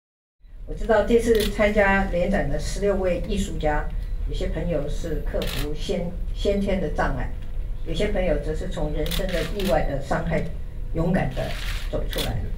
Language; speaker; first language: Chinese; native; Chinese